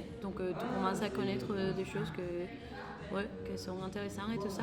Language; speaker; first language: French; non-native, learner; Spanish